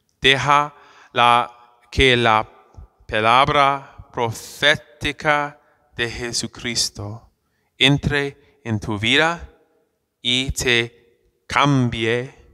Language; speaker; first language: Spanish; non-native, fluent; English